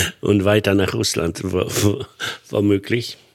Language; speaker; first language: German; non-native, fluent; Polish